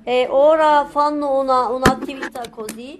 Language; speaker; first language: Italian; non-native, fluent; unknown